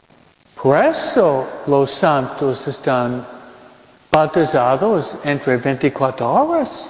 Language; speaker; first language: Spanish; non-native, fluent; English